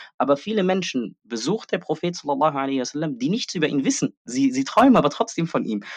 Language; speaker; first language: German; early bilingual, other home language; Arabic